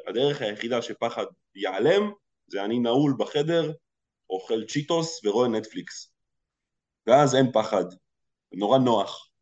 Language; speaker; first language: Hebrew; early bilingual, other home language; Russian